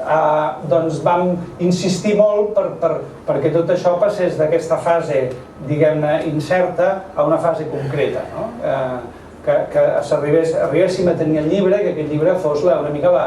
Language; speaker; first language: Catalan; native; Catalan